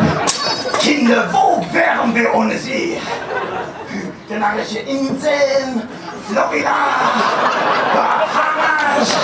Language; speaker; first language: German; non-native, fluent; English